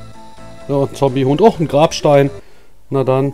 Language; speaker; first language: German; native; German